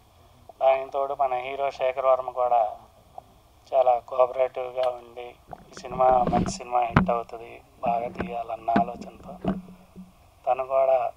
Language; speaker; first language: Telugu; native; Telugu